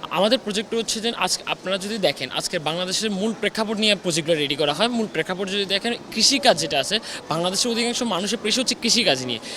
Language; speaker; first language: Bangla; native; Bangla